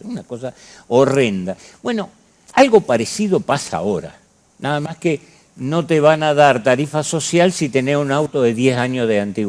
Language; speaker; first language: Spanish; native; Spanish